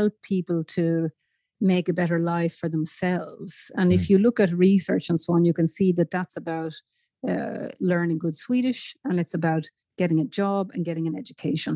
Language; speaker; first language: English; native; English